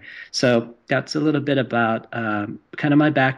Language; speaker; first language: English; non-native, local second language; Cantonese